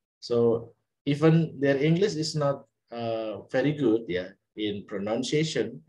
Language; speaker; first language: English; non-native, fluent; Indonesian